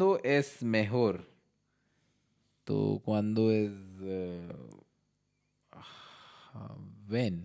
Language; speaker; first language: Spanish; non-native, learner; Hindi